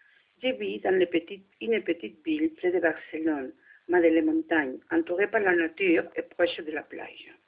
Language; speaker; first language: French; non-native, learner; Spanish